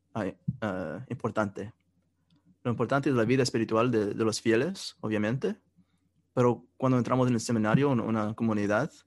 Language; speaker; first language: Spanish; non-native, fluent; English